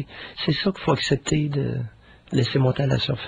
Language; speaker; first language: French; native; French